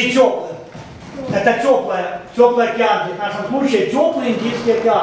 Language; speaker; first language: Russian; native; Russian